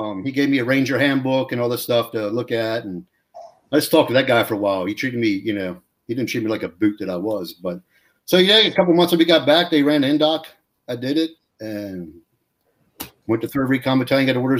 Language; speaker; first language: English; native; English